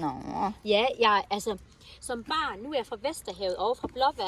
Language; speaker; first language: Danish; native; Danish